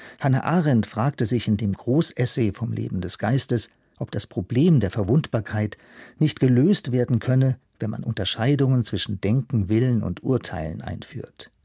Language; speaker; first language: German; native; German